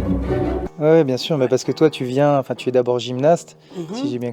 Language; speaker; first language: French; native; French